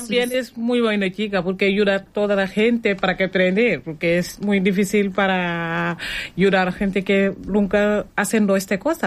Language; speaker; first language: Spanish; non-native, learner; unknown